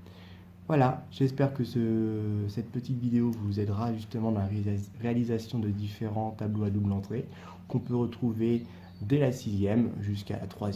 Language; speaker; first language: French; native; French